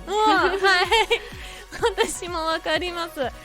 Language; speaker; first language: Japanese; non-native, learner; English